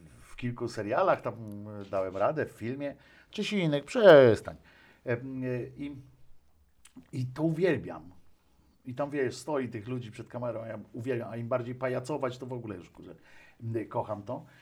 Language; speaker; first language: Polish; native; Polish